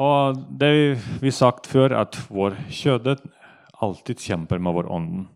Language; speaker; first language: Norwegian; non-native, fluent; Russian